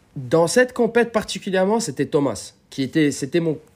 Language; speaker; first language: French; non-native, local second language; Arabic